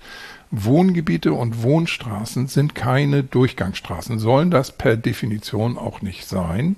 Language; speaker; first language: German; native; German